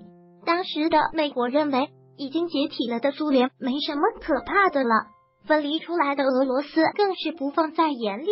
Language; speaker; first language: Chinese; native; Chinese